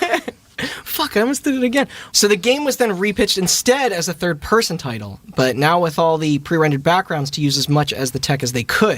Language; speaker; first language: English; native; English